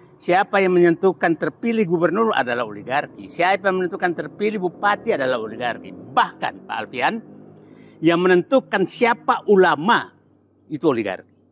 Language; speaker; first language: Indonesian; non-native, local second language; Buginese